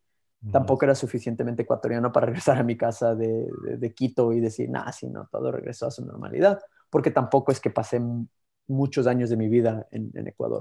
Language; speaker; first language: Spanish; early bilingual, heritage; Spanish